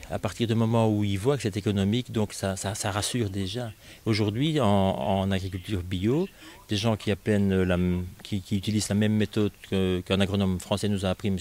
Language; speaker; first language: French; native; French